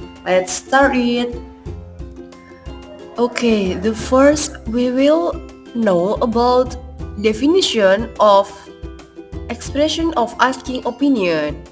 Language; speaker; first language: English; non-native, learner; Indonesian